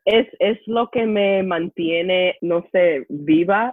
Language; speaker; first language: Spanish; early bilingual, heritage; Spanish